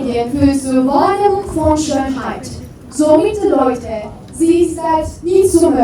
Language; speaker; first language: German; non-native, learner; Turkish